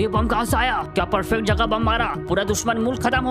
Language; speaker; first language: Hindi; native; Hindi